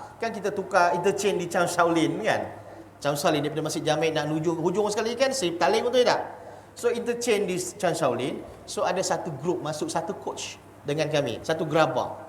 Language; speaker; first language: Malay; non-native, local second language; Chinese